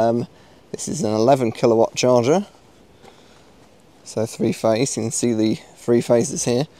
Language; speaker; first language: English; native; English